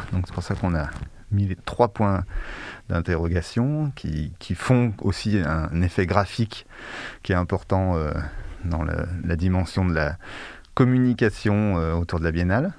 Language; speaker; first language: French; native; French